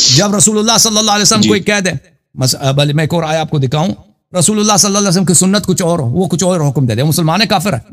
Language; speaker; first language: Urdu; non-native, local second language; Punjabi